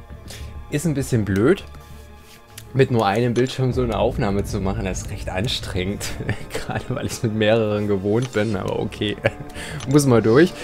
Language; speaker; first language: German; native; German